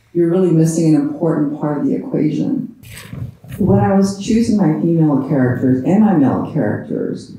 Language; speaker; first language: English; native; English